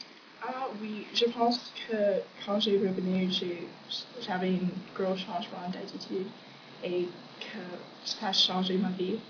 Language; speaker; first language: French; non-native, learner; English